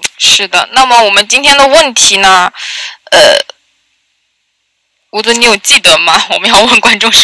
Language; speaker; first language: Chinese; native; Chinese